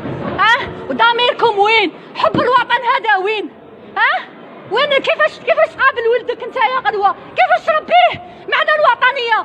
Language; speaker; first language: Arabic; native; Arabic